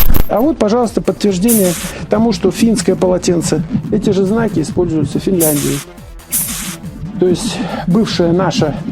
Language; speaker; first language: Russian; native; Russian